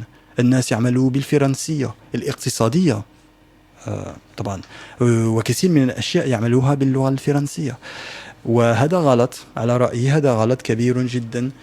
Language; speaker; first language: Arabic; non-native, learner; French